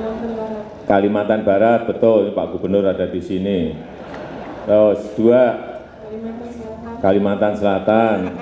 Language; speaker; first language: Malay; non-native, local second language; Javanese